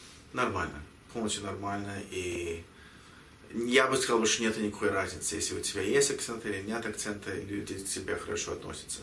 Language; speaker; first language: Russian; early bilingual, heritage; Russian